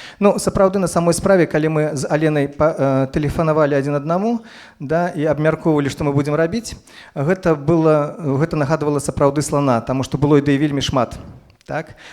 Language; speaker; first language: Belarusian; non-native, local second language; Russian